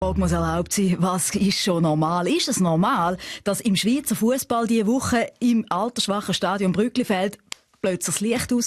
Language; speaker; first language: German; native; German